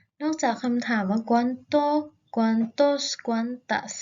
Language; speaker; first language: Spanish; non-native, fluent; Thai